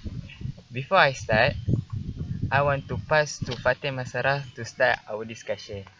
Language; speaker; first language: English; non-native, learner; Malay